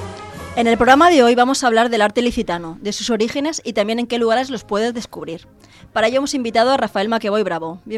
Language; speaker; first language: Spanish; native; Spanish